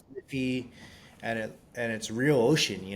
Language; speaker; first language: English; native; English